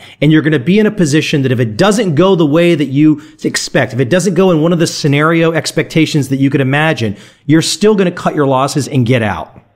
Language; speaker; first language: English; native; English